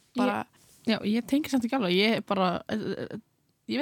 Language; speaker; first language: Icelandic; native; Icelandic